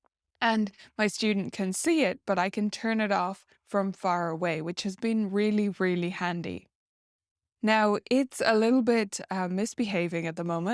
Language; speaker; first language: English; native; English